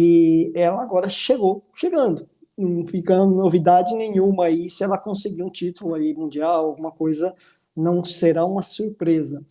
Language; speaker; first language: Portuguese; native; Portuguese